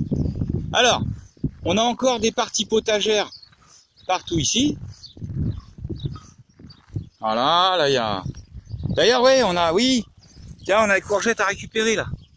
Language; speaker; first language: French; native; French